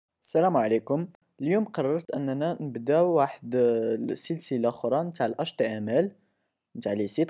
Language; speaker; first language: Arabic; native; Arabic